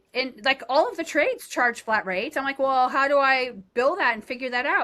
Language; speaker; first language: English; native; English